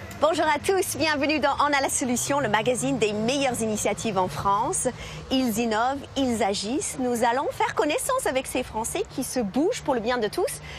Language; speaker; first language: French; native; French